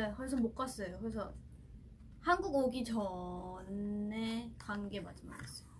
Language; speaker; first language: Korean; non-native, fluent; Thai